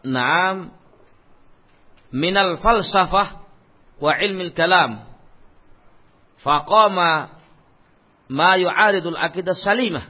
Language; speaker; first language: Arabic; non-native, fluent; Indonesian